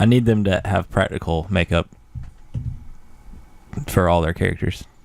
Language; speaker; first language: English; native; English